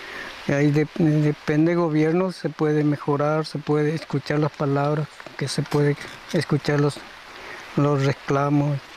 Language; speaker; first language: Spanish; non-native, local second language; Guarani